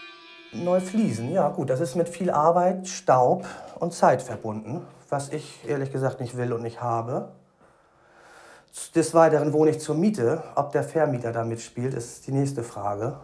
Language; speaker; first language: German; native; German